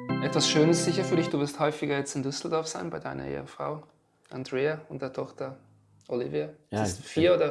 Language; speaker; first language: German; native; German